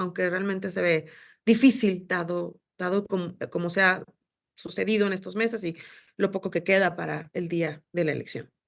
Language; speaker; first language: Spanish; native; Spanish